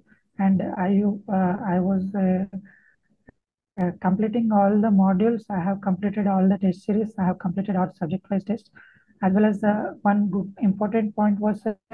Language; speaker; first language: English; non-native, local second language; Telugu